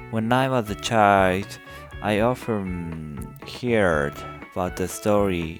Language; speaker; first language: English; non-native, learner; Japanese